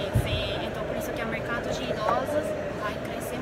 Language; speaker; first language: Portuguese; non-native, learner; Japanese